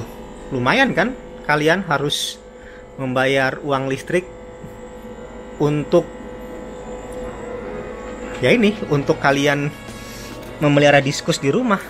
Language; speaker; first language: Indonesian; native; Indonesian